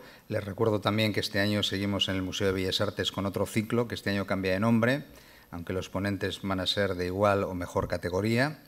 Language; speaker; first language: Spanish; native; Spanish